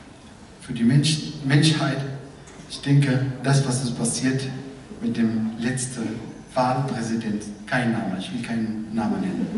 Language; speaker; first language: German; non-native, fluent; Arabic